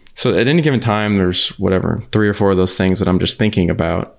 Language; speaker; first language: English; native; English